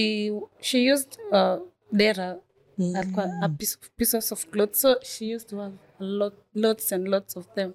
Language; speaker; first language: English; non-native, local second language; Swahili